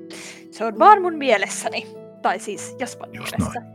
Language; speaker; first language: Finnish; native; Finnish